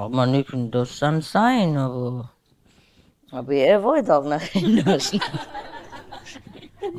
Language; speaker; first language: German; non-native, learner; Vietnamese